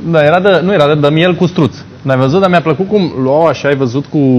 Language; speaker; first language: Romanian; native; Romanian